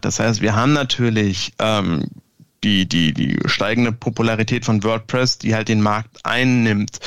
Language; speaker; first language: German; native; German